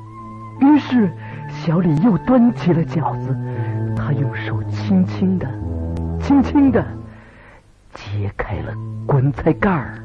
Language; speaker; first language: Chinese; native; Chinese